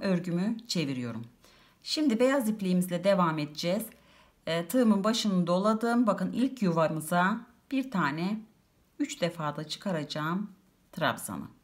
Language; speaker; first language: Turkish; native; Turkish